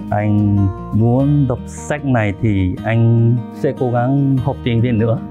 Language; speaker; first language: Vietnamese; non-native, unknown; Korean